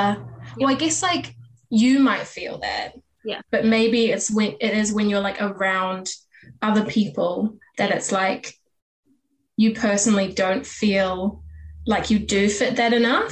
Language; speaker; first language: English; native; English